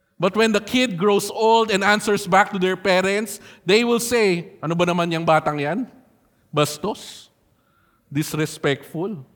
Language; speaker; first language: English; non-native, local second language; Filipino